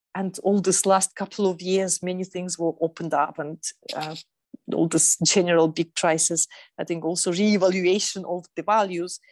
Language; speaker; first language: English; non-native, fluent; Russian